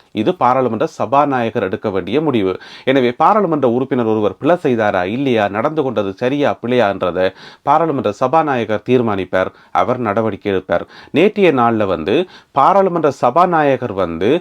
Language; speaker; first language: Tamil; native; Tamil